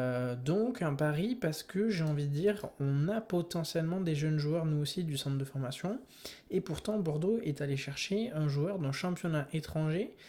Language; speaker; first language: French; native; French